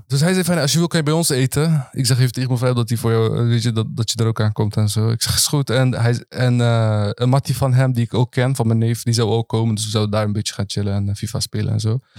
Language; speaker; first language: Dutch; early bilingual, other home language; Arabic